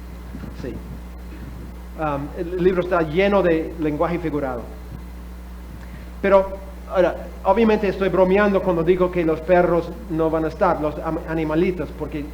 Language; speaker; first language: Spanish; non-native, fluent; English